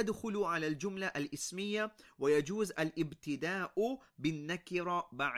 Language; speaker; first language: Arabic; non-native, fluent; English